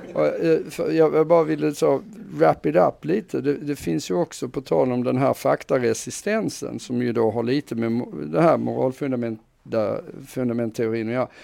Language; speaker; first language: Swedish; native; Swedish